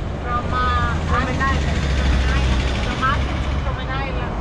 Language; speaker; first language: English; non-native, fluent; Greek